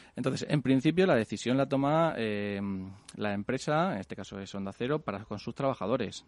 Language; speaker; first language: Spanish; native; Spanish